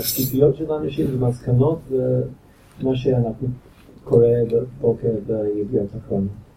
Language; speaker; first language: Hebrew; non-native, fluent; English